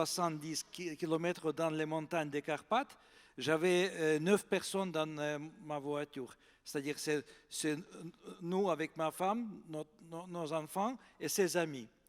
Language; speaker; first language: French; non-native, fluent; Russian